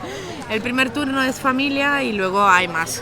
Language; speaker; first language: Spanish; non-native, local second language; Catalan